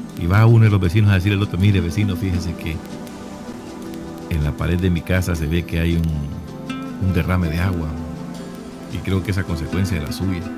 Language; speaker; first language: Spanish; native; Spanish